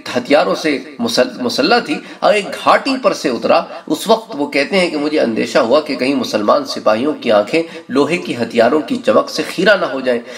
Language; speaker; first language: Urdu; native; Urdu